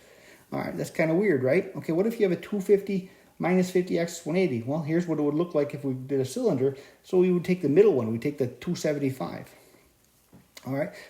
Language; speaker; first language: English; native; English